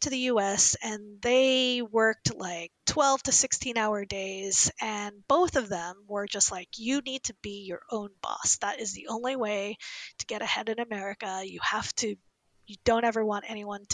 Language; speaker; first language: English; native; English